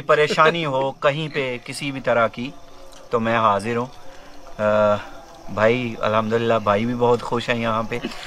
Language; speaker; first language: Hindi; non-native, fluent; Bangla